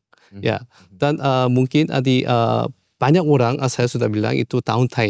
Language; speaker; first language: Indonesian; non-native, learner; Korean